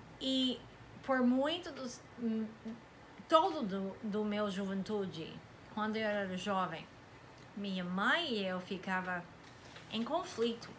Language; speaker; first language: Portuguese; non-native, fluent; English